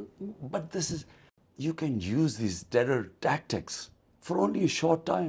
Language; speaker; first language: English; non-native, local second language; Urdu